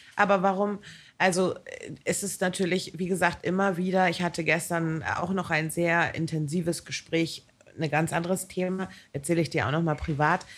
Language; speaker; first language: German; native; German